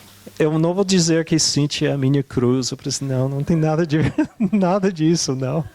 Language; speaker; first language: Portuguese; non-native, fluent; English